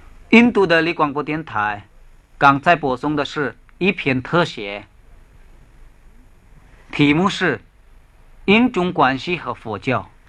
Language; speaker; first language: Chinese; non-native, fluent; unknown